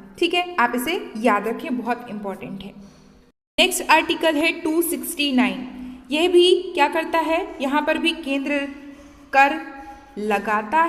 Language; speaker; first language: Hindi; native; Hindi